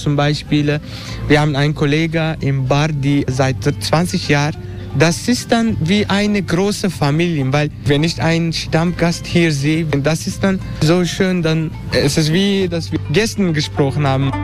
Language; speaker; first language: German; non-native, fluent; Turkish